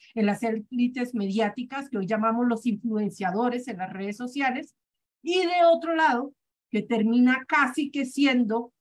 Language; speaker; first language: Spanish; native; Spanish